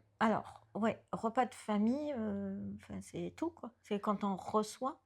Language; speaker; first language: French; non-native, local second language; Arabic